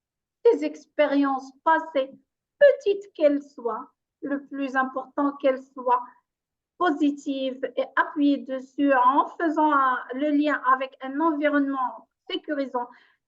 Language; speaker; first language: French; non-native, local second language; Arabic